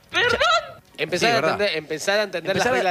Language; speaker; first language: Spanish; native; Spanish